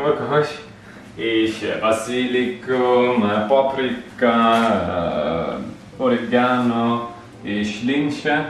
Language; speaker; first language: Hungarian; non-native, learner; Dutch